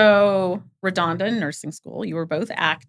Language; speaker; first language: English; native; English